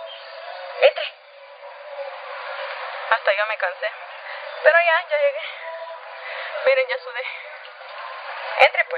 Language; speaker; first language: Spanish; native; Spanish